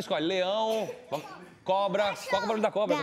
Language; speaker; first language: Portuguese; native; Portuguese